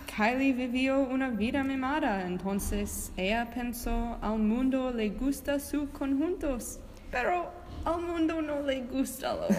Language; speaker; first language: Spanish; non-native, learner; English